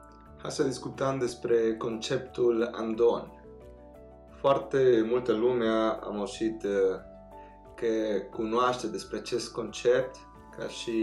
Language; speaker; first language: Romanian; non-native, fluent; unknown